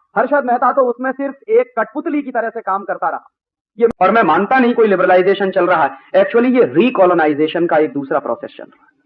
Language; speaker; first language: Hindi; native; Hindi